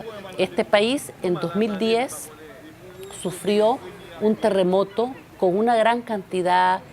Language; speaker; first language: Spanish; native; Spanish